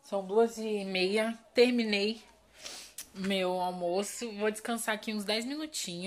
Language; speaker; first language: Portuguese; native; Portuguese